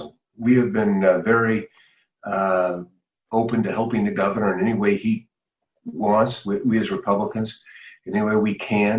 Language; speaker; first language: English; native; English